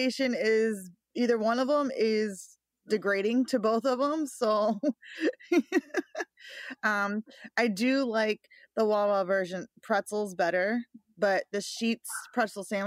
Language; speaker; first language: English; native; English